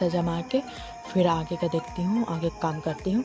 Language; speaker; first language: Hindi; native; Hindi